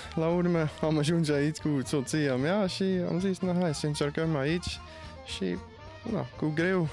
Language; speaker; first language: Romanian; non-native, learner; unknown